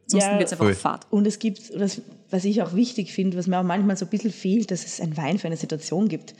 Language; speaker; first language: German; native; German